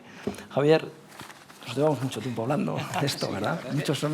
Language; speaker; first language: Spanish; native; Spanish